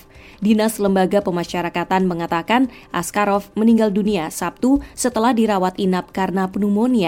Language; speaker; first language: Indonesian; native; Indonesian